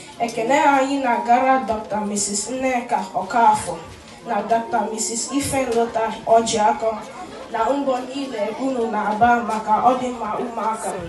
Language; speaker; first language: Igbo; early bilingual, heritage; Igbo